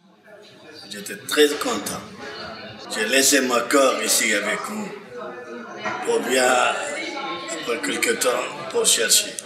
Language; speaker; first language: French; non-native, learner; Arabic